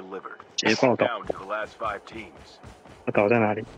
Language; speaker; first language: Chinese; native; Chinese